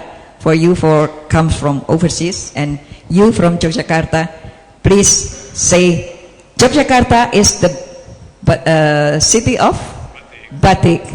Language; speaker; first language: English; non-native, fluent; Indonesian